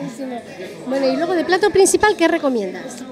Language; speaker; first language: Spanish; native; Spanish